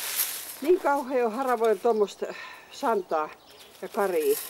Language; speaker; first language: Finnish; native; Finnish